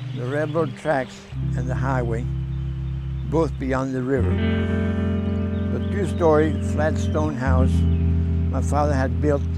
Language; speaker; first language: English; early bilingual, other home language; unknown